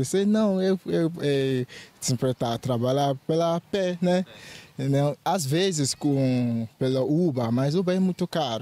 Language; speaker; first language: Portuguese; non-native, learner; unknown